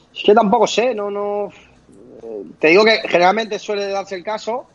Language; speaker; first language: Spanish; native; Spanish